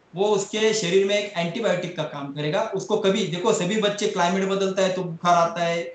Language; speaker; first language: Hindi; non-native, local second language; Marathi